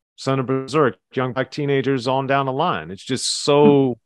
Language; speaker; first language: English; native; English